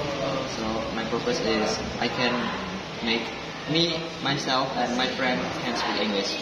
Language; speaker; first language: English; non-native, learner; Indonesian